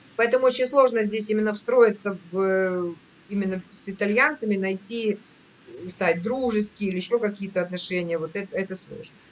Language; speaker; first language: Russian; native; Russian